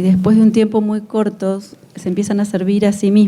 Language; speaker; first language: Spanish; native; Spanish